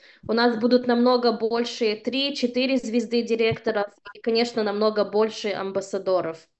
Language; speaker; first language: Russian; early bilingual, heritage; Russian